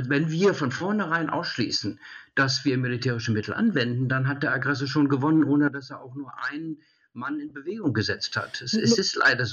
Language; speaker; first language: German; early bilingual, heritage; German